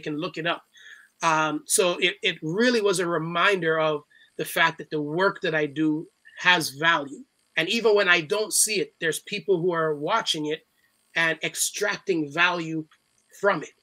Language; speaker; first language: English; native; English